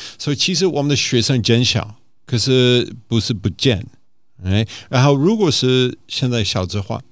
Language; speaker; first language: Chinese; non-native, fluent; English